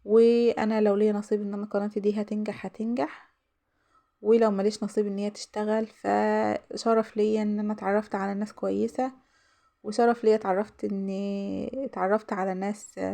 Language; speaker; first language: Arabic; native; Arabic